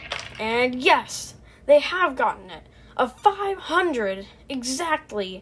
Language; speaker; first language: English; native; English